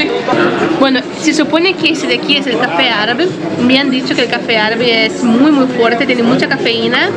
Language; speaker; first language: Spanish; non-native, fluent; Portuguese